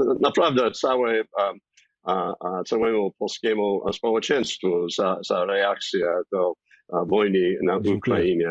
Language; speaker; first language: Polish; non-native, fluent; English